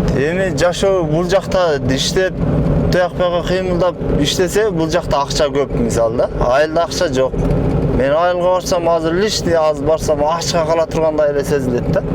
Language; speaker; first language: Kyrgyz; native; Kyrgyz